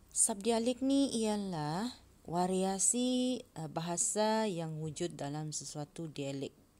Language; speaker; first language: Malay; native; Malay